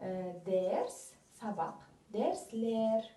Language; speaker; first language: Turkish; non-native, fluent; Kazakh